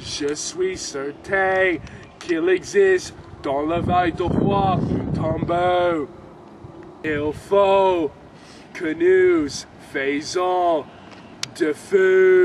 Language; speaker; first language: French; non-native, learner; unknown